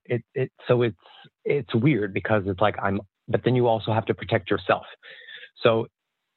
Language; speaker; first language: English; native; English